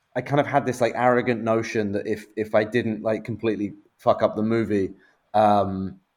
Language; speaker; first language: English; native; English